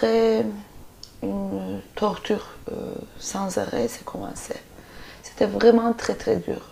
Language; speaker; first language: French; non-native, fluent; Turkish